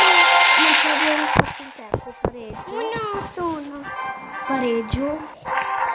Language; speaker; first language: Italian; native; Italian